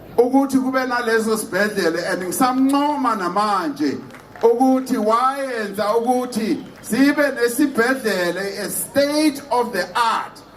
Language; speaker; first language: Zulu; non-native, local second language; Venda